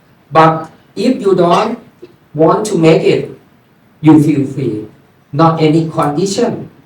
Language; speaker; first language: English; non-native, learner; Thai